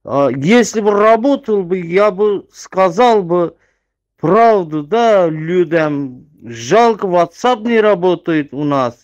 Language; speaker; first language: Russian; non-native, learner; Turkmen